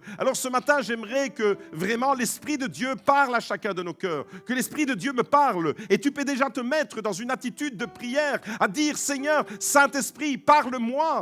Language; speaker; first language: French; native; French